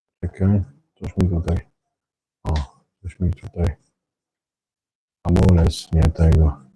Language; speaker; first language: Polish; native; Polish